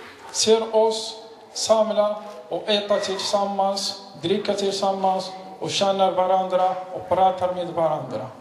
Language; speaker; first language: Swedish; non-native, learner; Arabic